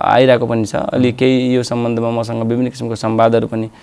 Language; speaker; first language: Nepali; non-native, local second language; Dangaura Tharu